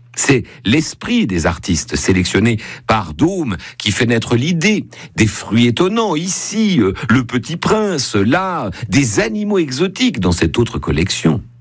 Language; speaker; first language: French; native; French